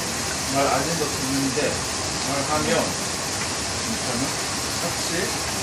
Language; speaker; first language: Korean; non-native, learner; Japanese